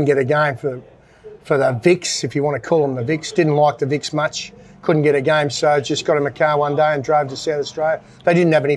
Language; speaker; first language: English; native; English